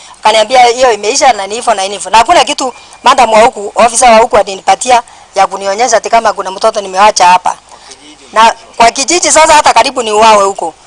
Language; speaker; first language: Swahili; non-native, local second language; Luyia